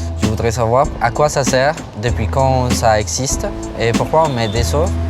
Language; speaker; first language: French; non-native, learner; Spanish